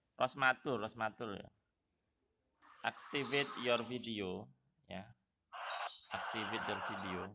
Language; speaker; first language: English; non-native, fluent; Indonesian